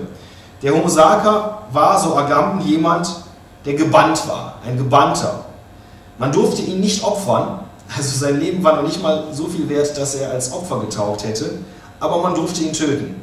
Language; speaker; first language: German; native; German